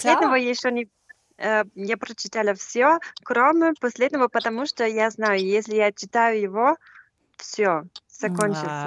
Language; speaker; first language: Russian; non-native, learner; German